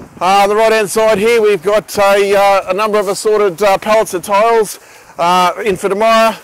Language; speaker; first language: English; native; English